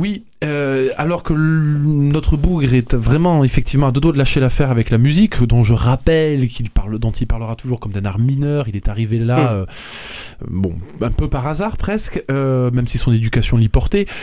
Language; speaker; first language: French; native; French